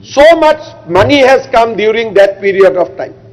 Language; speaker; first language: English; non-native, local second language; Assamese